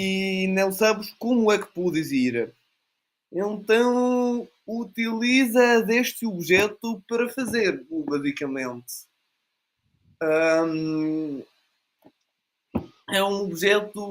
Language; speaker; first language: Portuguese; non-native, fluent; Italian